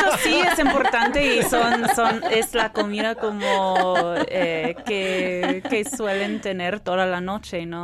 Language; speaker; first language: Spanish; non-native, fluent; English